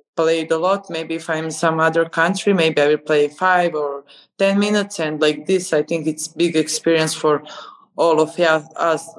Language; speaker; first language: English; non-native, fluent; Serbian